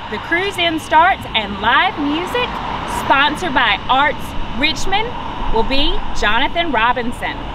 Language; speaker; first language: English; native; English